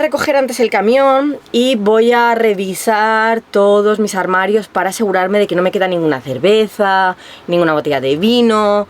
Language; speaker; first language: Spanish; native; Spanish